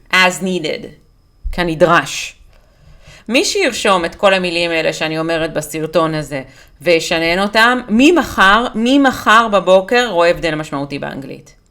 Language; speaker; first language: Hebrew; native; Hebrew